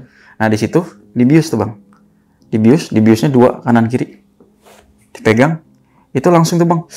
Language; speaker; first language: Indonesian; native; Indonesian